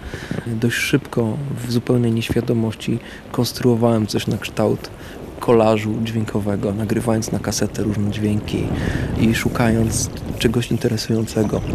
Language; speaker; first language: Polish; native; Polish